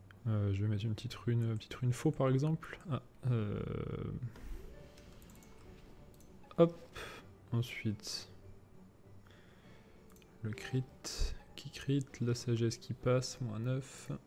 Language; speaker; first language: French; native; French